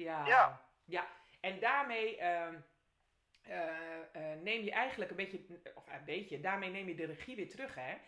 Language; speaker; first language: Dutch; native; Dutch